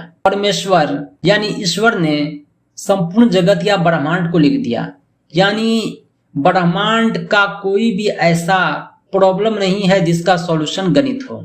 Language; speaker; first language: Hindi; native; Hindi